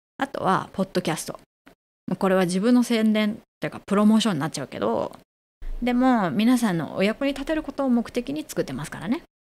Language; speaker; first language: Japanese; native; Japanese